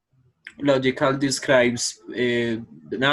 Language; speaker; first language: English; non-native, learner; Spanish